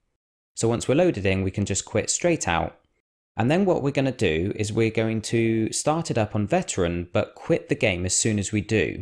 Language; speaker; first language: English; native; English